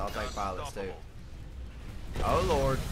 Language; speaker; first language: English; native; English